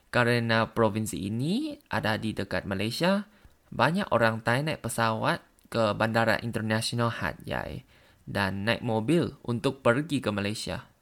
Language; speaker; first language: Indonesian; non-native, learner; Thai